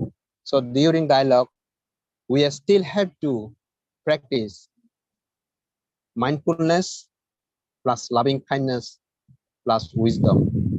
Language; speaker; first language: English; non-native, fluent; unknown